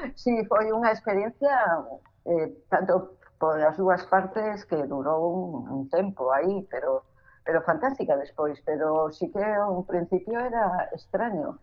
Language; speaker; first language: Galician; non-native, local second language; Spanish